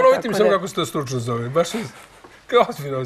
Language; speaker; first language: Croatian; native; Croatian